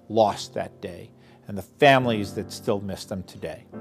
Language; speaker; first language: English; native; English